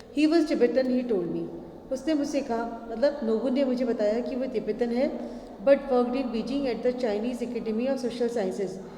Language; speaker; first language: Hindi; native; Hindi